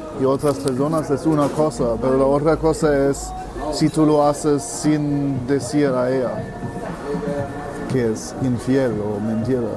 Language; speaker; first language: Spanish; non-native, learner; German